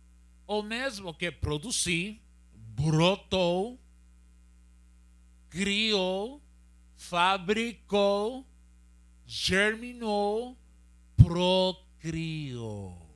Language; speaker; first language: Portuguese; non-native, learner; Spanish